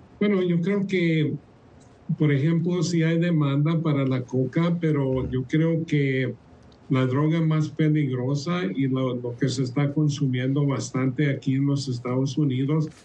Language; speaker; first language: Spanish; early bilingual, heritage; Spanish